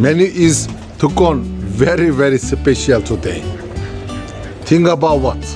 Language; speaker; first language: English; non-native, learner; Turkish